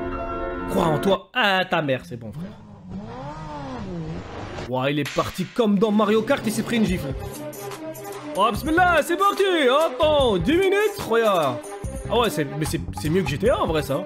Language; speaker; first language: French; native; French